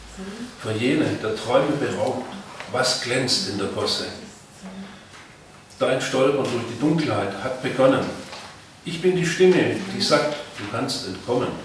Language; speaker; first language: German; native; German